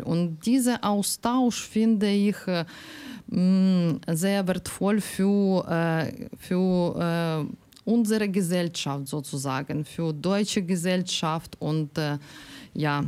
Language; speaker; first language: German; non-native, learner; Ukrainian